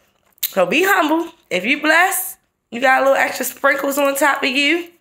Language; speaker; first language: English; native; English